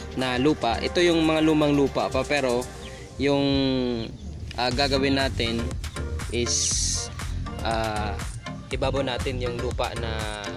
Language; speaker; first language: Filipino; non-native, local second language; Bikol